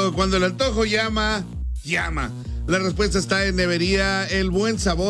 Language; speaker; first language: Spanish; native; Spanish